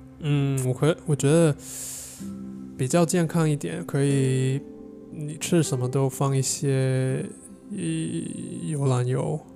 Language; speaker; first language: Chinese; non-native, learner; English